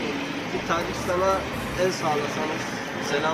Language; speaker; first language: Turkish; non-native, learner; Tajik